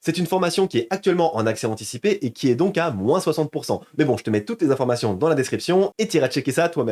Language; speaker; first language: French; native; French